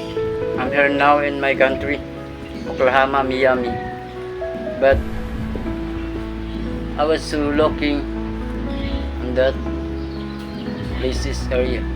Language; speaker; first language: English; non-native, learner; Cebuano